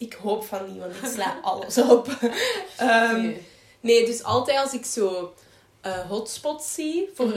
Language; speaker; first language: Dutch; native; Dutch